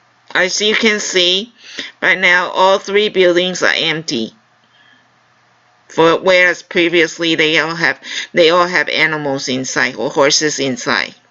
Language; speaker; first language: English; non-native, fluent; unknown